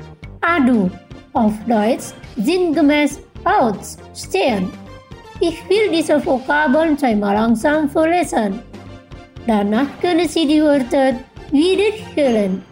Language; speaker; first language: German; non-native, fluent; Indonesian